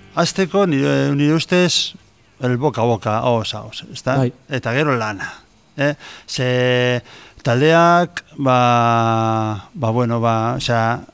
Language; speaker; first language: Basque; non-native, local second language; Spanish